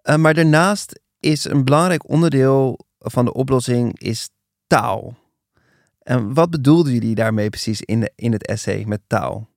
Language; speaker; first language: Dutch; native; Dutch